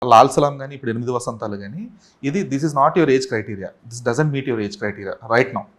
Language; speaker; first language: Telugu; native; Telugu